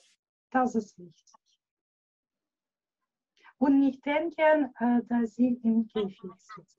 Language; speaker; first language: German; non-native, learner; Russian